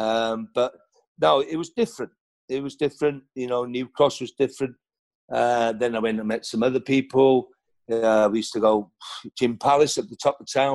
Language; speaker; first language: English; non-native, local second language; Welsh